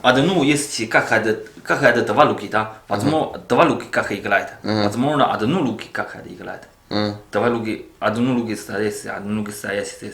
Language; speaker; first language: Russian; non-native, learner; Chinese